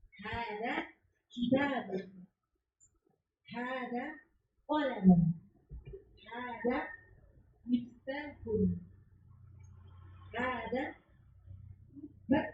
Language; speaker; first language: Arabic; non-native, learner; Indonesian